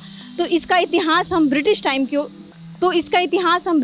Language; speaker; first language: Hindi; native; Hindi